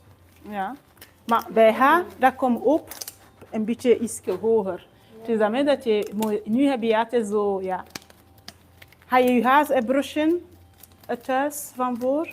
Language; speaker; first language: Dutch; non-native, learner; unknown